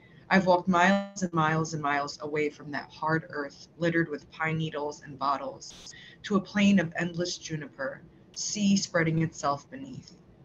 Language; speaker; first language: English; early bilingual, other home language; Portuguese